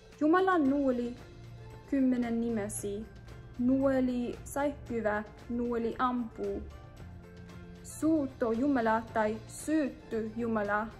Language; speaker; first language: Finnish; non-native, learner; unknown